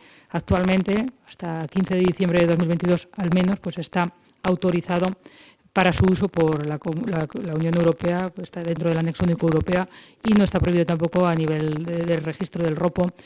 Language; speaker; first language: Spanish; native; Spanish